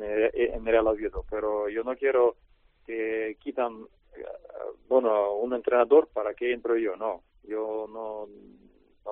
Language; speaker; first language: Spanish; non-native, learner; Russian